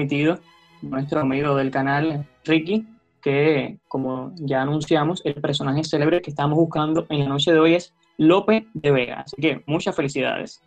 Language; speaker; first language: Spanish; native; Spanish